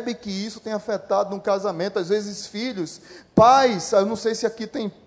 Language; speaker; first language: Portuguese; native; Portuguese